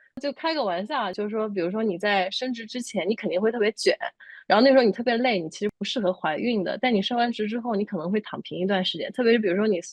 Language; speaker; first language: Chinese; native; Chinese